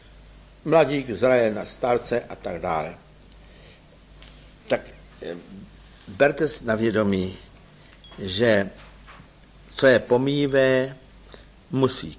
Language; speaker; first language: Czech; native; Czech